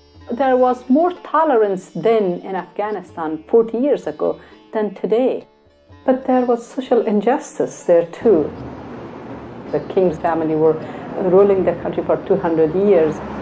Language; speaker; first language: English; non-native, fluent; Persian